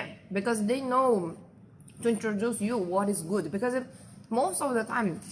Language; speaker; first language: English; non-native, fluent; Portuguese